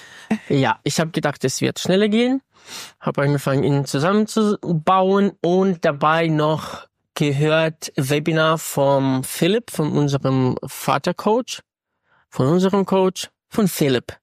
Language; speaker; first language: German; non-native, fluent; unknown